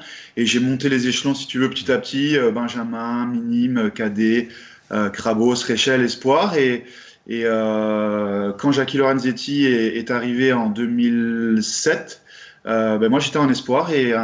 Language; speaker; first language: French; native; French